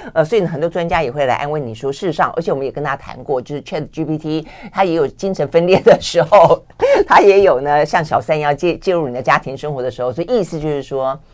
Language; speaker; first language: Chinese; native; Chinese